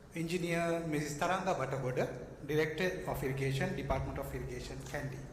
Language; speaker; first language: English; non-native, local second language; Sinhala